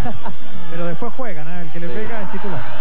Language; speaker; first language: Spanish; native; Spanish